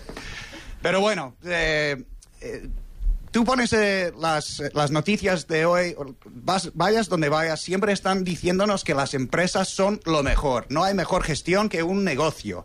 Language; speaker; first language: Spanish; non-native, fluent; English